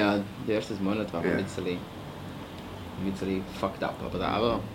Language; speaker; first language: German; non-native, fluent; Portuguese